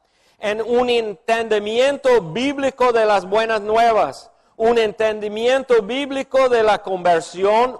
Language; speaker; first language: Spanish; non-native, fluent; English